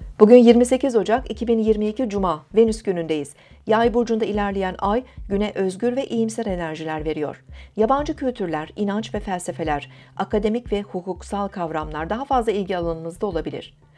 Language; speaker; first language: Turkish; native; Turkish